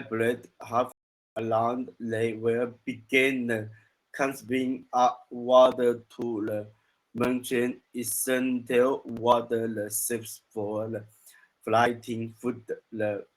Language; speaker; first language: English; non-native, learner; Chinese